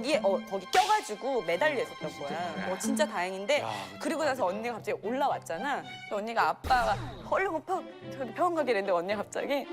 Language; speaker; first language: Korean; native; Korean